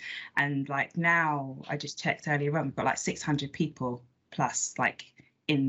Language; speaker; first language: English; native; English